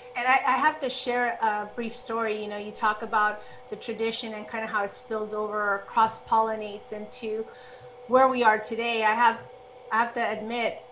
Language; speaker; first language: English; early bilingual, other home language; Spanish